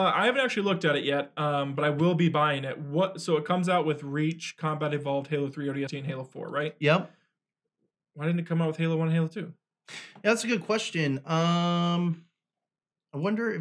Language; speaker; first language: English; native; English